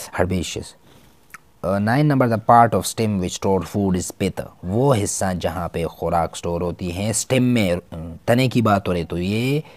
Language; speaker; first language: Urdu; non-native, local second language; Pashto